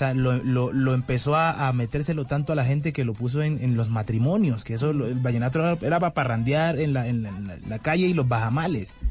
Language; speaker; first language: Spanish; native; Spanish